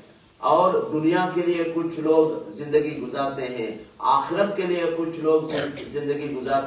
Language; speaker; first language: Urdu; non-native, fluent; Tamil